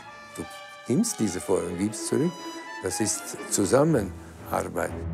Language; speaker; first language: German; non-native, fluent; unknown